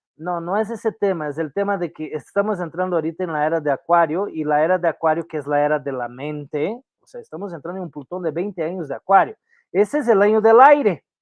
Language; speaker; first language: Spanish; non-native, fluent; Portuguese